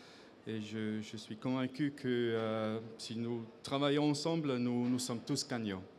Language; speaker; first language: French; non-native, fluent; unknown